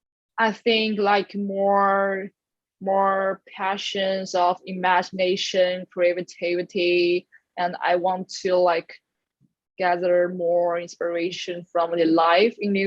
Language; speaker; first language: English; non-native, learner; Chinese